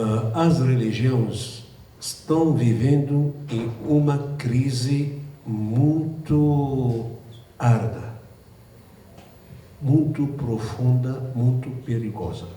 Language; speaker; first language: Portuguese; non-native, fluent; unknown